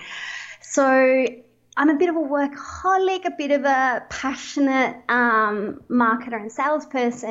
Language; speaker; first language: English; native; English